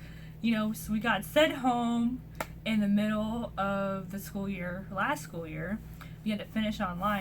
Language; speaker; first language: English; native; English